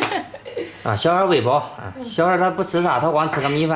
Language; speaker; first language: Chinese; native; Chinese